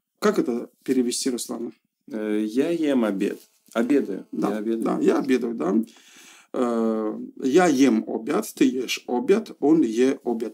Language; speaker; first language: Russian; non-native, fluent; Polish